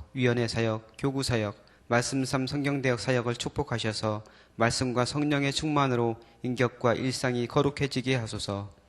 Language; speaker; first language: Korean; native; Korean